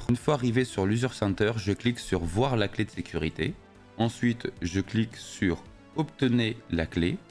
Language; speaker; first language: French; native; French